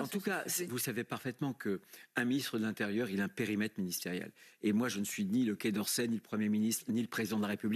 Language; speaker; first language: French; native; French